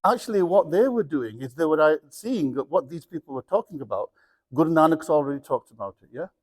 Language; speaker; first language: English; early bilingual, other home language; Punjabi